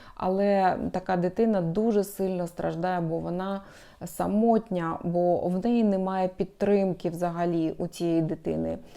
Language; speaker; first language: Ukrainian; non-native, local second language; Russian